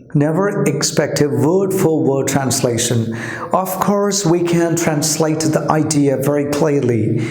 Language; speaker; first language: English; non-native, local second language; Malayalam